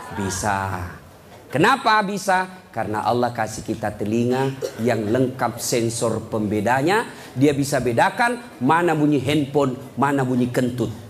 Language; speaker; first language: Indonesian; native; Indonesian